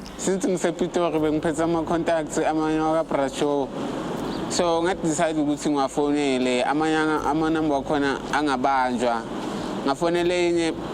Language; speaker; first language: Zulu; native; Zulu